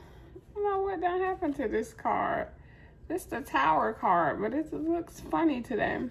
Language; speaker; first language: English; native; English